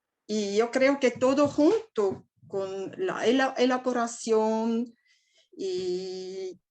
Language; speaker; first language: Spanish; non-native, fluent; German